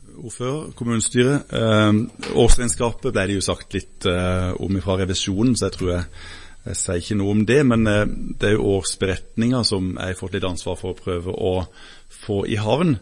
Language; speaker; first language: Norwegian; native; Norwegian